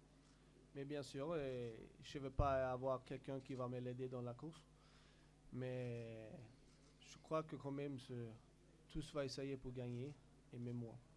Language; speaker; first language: French; non-native, learner; Swedish